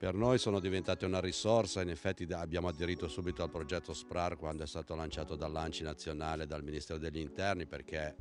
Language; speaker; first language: Italian; native; Italian